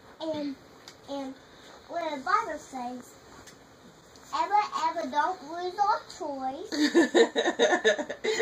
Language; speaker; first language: English; native; English